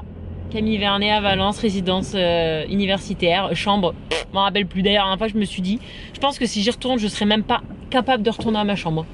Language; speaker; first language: French; native; French